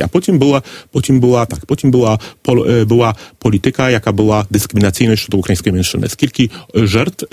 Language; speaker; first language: Polish; non-native, learner; Ukrainian